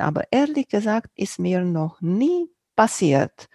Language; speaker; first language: German; non-native, fluent; Romanian